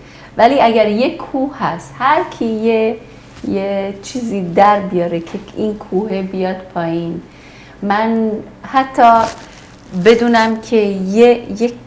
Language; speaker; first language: Persian; early bilingual, heritage; Persian